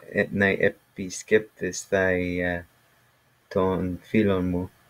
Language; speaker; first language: Greek; non-native, learner; English